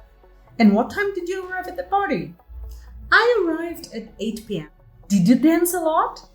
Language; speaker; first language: English; non-native, fluent; Portuguese